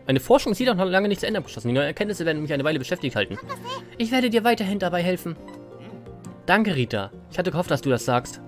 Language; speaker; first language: German; native; German